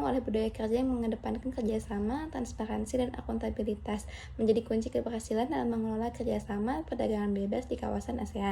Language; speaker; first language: Indonesian; native; Indonesian